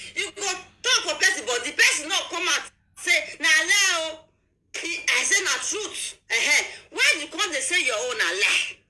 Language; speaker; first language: Nigerian Pidgin; native; Nigerian Pidgin